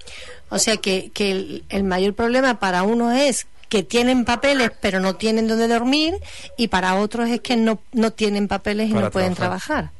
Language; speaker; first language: Spanish; native; Spanish